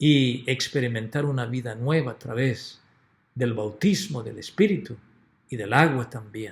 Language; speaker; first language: Spanish; native; Spanish